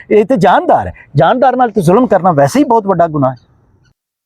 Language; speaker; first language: Urdu; non-native, local second language; Punjabi